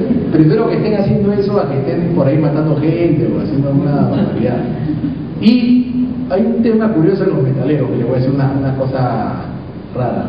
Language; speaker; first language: Spanish; native; Spanish